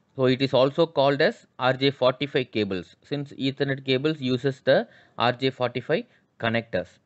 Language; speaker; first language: English; non-native, local second language; Tamil